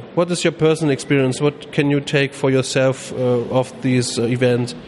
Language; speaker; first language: English; non-native, fluent; German